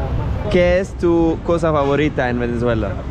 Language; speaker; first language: Spanish; non-native, learner; Arabic